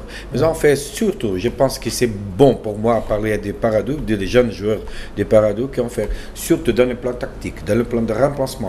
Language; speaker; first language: French; non-native, learner; Portuguese